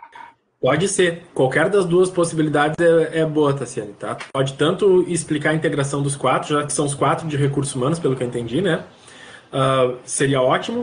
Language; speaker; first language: Portuguese; native; Portuguese